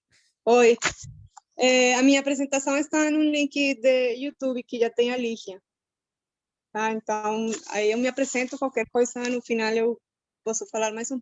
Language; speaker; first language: Portuguese; non-native, fluent; Spanish